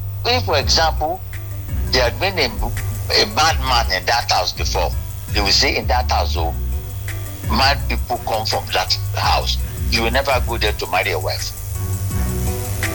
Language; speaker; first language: English; non-native, local second language; Yoruba